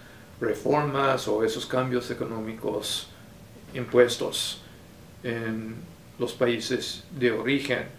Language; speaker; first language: Spanish; non-native, fluent; English